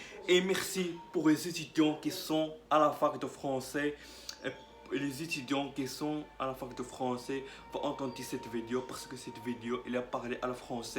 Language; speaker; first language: French; non-native, learner; Arabic